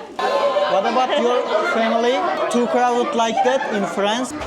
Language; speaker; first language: English; non-native, learner; Turkish